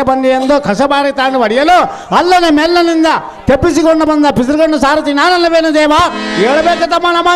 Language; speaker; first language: Kannada; native; Kannada